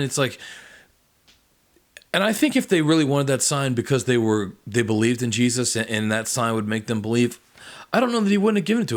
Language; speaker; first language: English; native; English